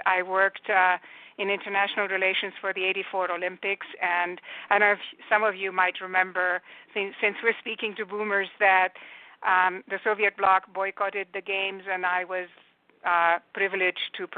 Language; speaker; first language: English; non-native, fluent; Romanian